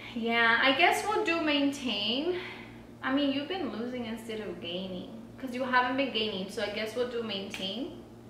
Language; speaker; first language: English; early bilingual, other home language; Spanish